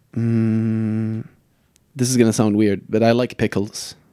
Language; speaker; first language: English; native; English